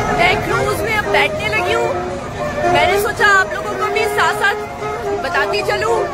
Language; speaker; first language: Urdu; non-native, local second language; Punjabi